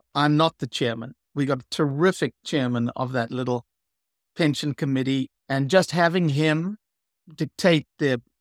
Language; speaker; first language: English; native; English